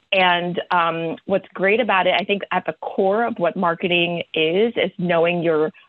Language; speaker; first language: English; early bilingual, other home language; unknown